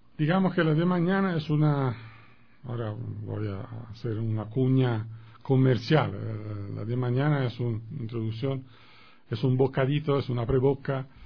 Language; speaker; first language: Spanish; non-native, fluent; Italian